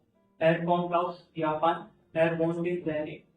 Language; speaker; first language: German; non-native, learner; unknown